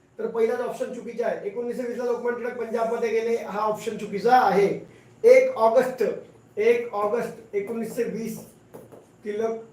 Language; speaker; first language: Marathi; non-native, local second language; Hindi